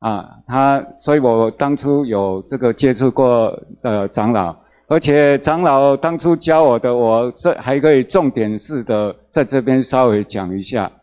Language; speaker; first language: Chinese; native; Chinese